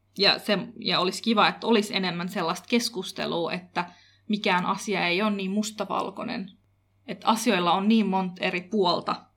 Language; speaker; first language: Finnish; early bilingual, other home language; Kurdish